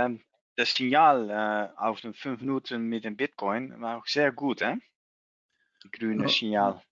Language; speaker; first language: German; non-native, learner; Dutch